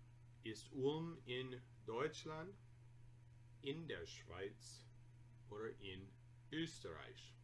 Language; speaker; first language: German; non-native, fluent; English